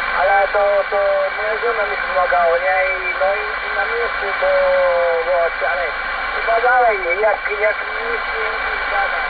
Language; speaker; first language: Polish; non-native, learner; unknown